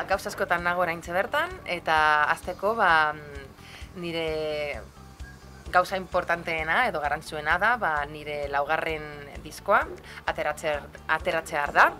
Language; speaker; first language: Basque; non-native, local second language; Spanish